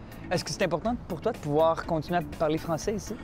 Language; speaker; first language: French; native; French